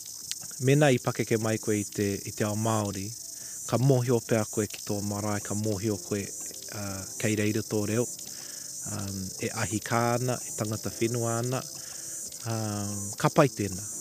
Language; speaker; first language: Māori; non-native, local second language; English